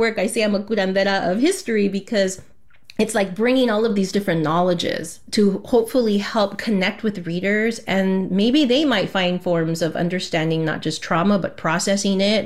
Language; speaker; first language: English; native; English